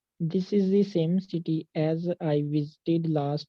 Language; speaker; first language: English; non-native, learner; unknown